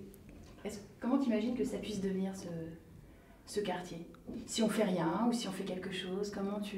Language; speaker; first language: French; native; French